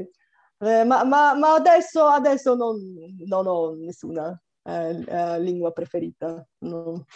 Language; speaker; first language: Italian; non-native, fluent; Bulgarian